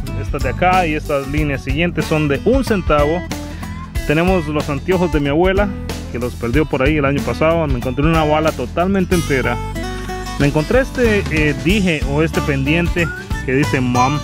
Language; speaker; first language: Spanish; native; Spanish